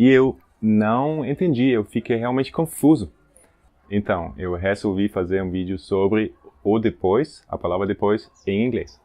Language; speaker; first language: Portuguese; non-native, fluent; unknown